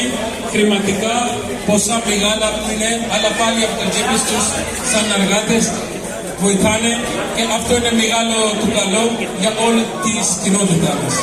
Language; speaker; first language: Greek; non-native, fluent; Urdu